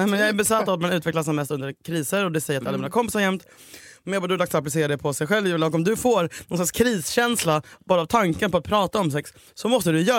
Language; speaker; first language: Swedish; native; Swedish